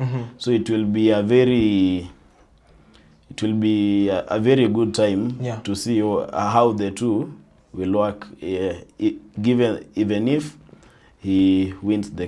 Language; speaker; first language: English; non-native, local second language; Swahili